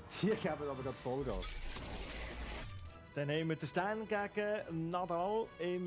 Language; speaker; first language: German; native; German